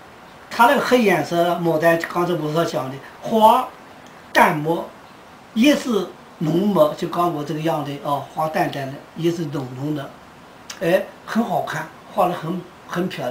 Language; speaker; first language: Chinese; native; Chinese